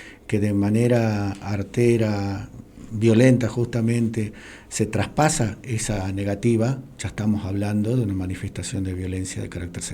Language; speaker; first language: Spanish; native; Spanish